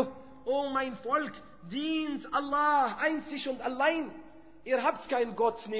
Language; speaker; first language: German; non-native, fluent; Arabic